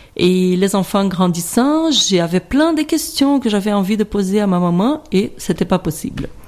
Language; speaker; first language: French; non-native, fluent; Portuguese